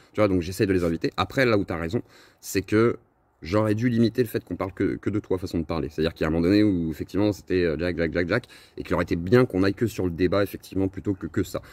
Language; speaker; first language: French; native; French